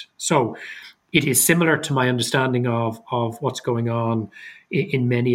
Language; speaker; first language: English; native; English